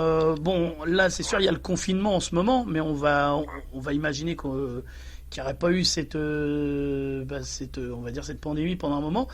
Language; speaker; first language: French; native; French